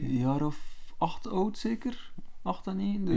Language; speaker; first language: Dutch; native; Dutch